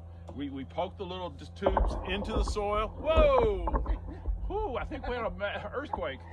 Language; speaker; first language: English; native; English